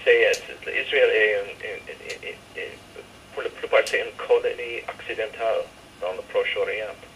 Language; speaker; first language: French; non-native, fluent; English